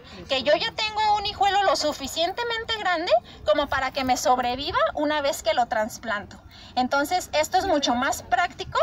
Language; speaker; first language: Spanish; native; Spanish